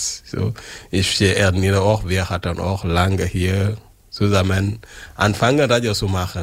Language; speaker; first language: German; non-native, learner; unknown